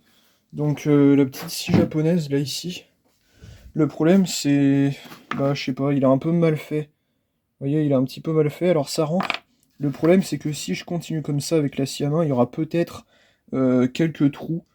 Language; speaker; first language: French; native; French